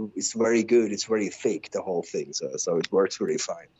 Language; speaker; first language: English; non-native, fluent; Swiss German